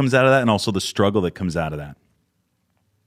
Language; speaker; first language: English; native; English